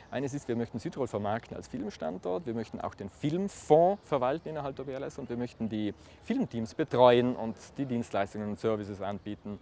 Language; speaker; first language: German; native; German